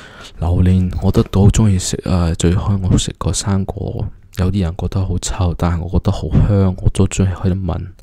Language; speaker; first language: Cantonese; early bilingual, heritage; Cantonese